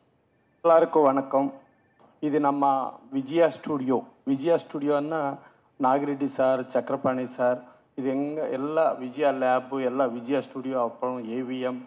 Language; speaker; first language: Tamil; non-native, local second language; Telugu